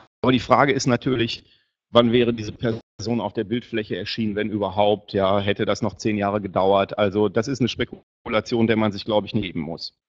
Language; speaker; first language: German; native; German